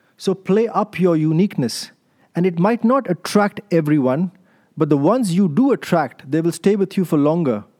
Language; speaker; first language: English; non-native, local second language; Hindi